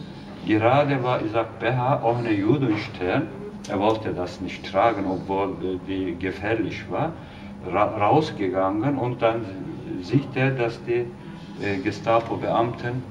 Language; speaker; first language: German; non-native, fluent; Turkish